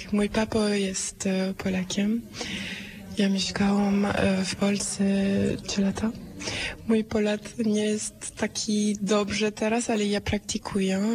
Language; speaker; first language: Polish; early bilingual, heritage; French